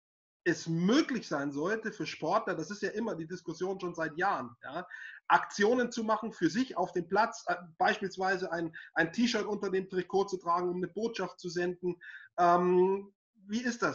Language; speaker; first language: German; native; German